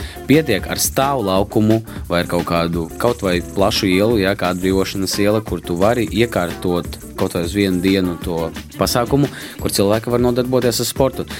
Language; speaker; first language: Latvian; non-native, local second language; Russian